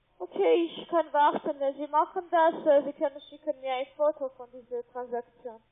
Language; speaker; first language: German; non-native, learner; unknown